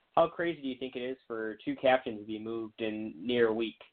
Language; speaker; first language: English; native; English